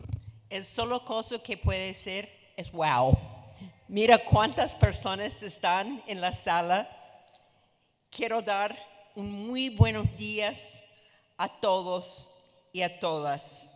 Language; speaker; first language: Spanish; non-native, fluent; English